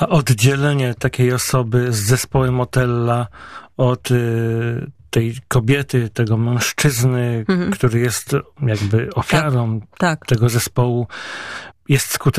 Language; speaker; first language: Polish; native; Polish